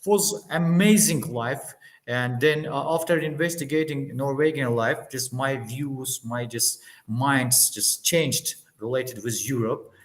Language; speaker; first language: English; non-native, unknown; Azerbaijani